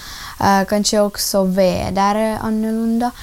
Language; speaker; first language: Swedish; non-native, learner; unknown